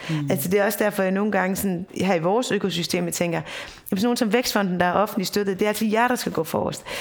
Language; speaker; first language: Danish; native; Danish